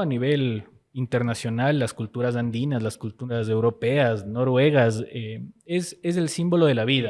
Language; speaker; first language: Spanish; native; Spanish